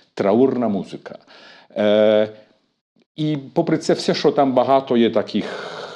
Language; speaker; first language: Ukrainian; early bilingual, heritage; Ukrainian